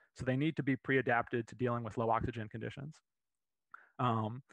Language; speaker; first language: English; native; English